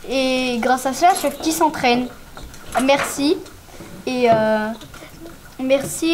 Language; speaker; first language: French; native; French